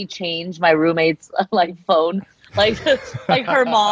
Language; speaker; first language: English; early bilingual, other home language; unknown